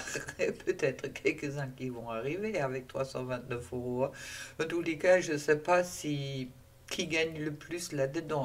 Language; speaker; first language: French; non-native, fluent; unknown